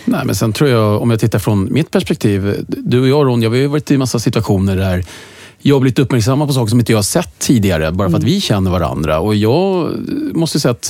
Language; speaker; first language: Swedish; native; Swedish